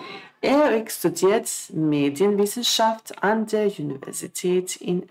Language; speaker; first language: German; non-native, fluent; Croatian